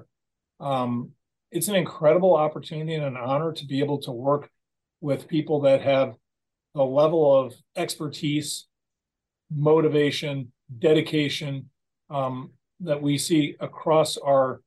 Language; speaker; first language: English; native; English